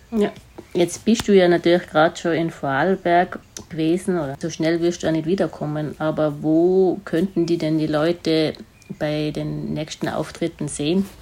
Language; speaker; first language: German; native; German